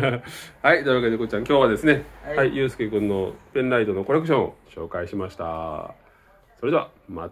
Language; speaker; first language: Japanese; native; Japanese